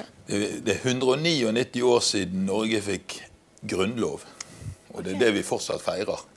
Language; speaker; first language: Norwegian; native; Norwegian